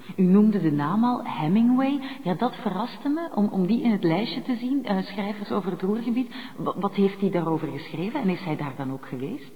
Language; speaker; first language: Dutch; native; Dutch